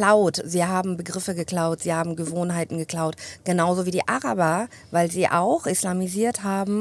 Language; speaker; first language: German; early bilingual, other home language; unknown